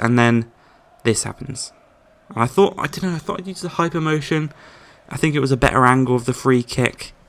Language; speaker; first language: English; native; English